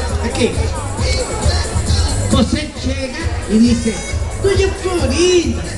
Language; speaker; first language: Portuguese; non-native, learner; Spanish